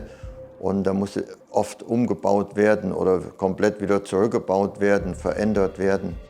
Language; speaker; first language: German; native; German